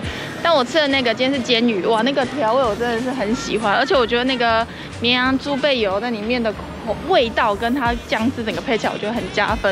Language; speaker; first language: Chinese; native; Chinese